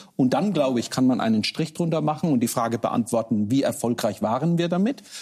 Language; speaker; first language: German; native; German